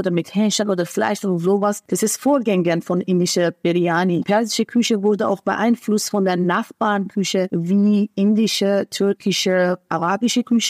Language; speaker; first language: German; non-native, fluent; Persian